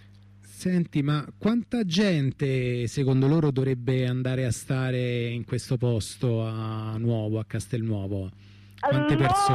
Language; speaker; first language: Italian; native; Italian